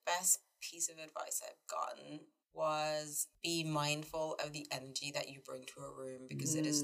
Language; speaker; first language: English; native; English